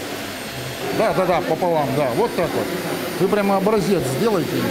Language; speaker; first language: Russian; native; Russian